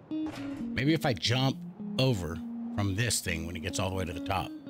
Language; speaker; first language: English; native; English